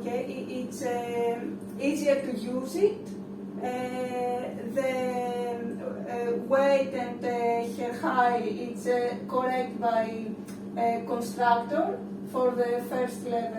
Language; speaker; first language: English; non-native, learner; Greek